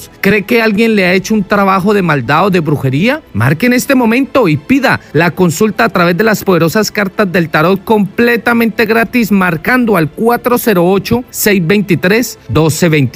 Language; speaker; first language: Spanish; native; Spanish